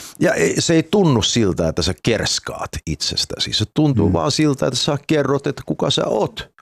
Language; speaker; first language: Finnish; early bilingual, heritage; Finnish